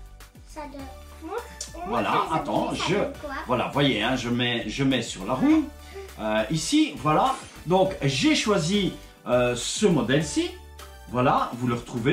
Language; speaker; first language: French; native; French